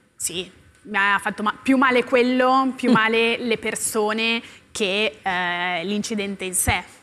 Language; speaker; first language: Italian; native; Italian